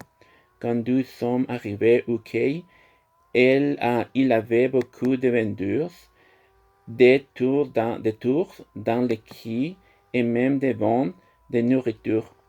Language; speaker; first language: French; non-native, learner; Spanish